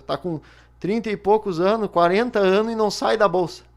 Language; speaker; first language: Portuguese; native; Portuguese